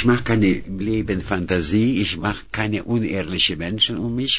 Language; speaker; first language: German; non-native, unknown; Russian